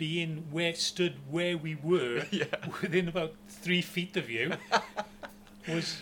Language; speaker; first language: English; native; English